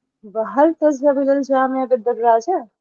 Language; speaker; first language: Arabic; non-native, learner; Urdu